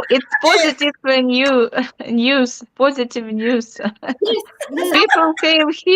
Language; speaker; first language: English; non-native, learner; Ukrainian